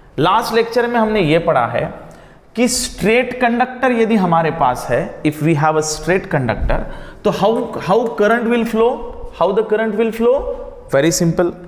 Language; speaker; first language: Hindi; non-native, local second language; Marathi